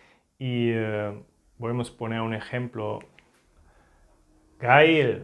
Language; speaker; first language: Spanish; non-native, fluent; German